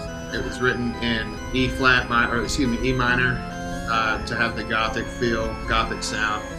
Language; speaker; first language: English; native; English